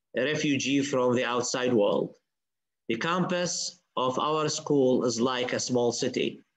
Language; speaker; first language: English; non-native, fluent; Arabic